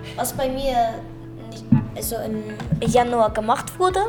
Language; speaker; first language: German; early bilingual, other home language; Russian